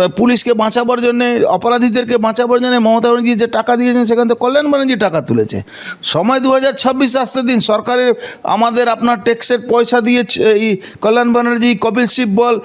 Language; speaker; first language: Bangla; non-native, local second language; Hindi